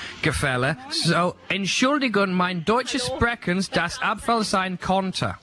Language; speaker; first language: German; non-native, learner; English